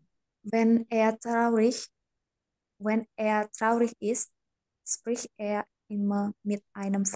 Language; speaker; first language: German; non-native, learner; Indonesian